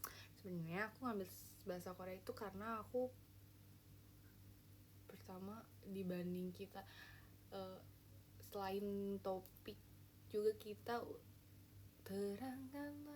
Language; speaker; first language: Indonesian; native; Indonesian